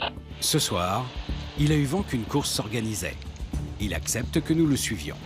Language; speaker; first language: French; native; French